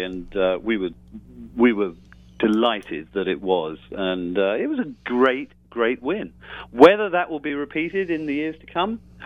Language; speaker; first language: English; native; English